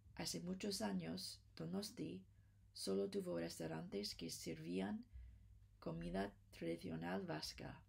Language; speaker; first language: Spanish; non-native, learner; English